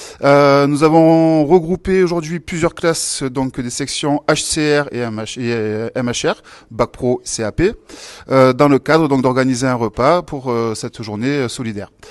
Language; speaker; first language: French; native; French